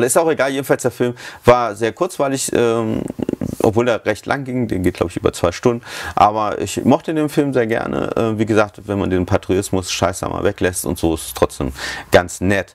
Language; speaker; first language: German; native; German